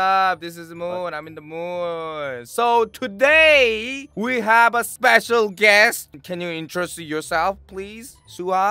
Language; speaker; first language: English; non-native, learner; Korean